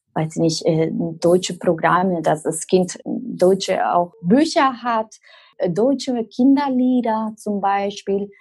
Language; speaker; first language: German; non-native, fluent; Spanish